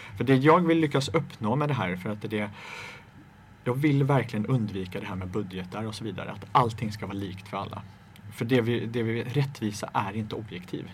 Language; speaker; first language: Swedish; native; Swedish